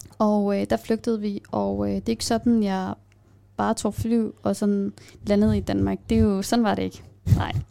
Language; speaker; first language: Danish; non-native, fluent; Kurdish